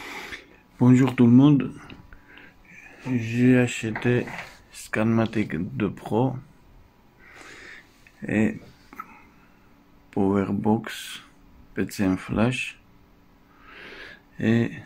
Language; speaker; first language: French; non-native, fluent; Russian